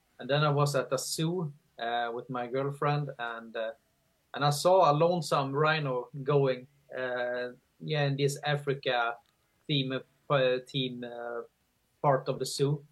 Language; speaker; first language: English; non-native, fluent; Swedish